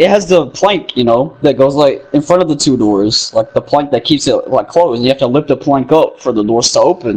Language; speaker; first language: English; native; English